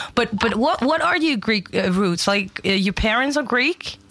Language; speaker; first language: English; non-native, fluent; German